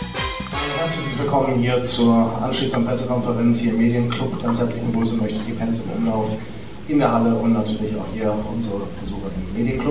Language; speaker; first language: German; native; German